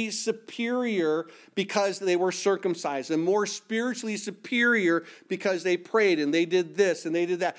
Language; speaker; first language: English; native; English